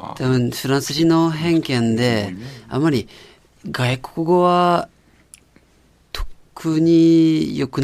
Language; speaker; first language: Japanese; non-native, learner; French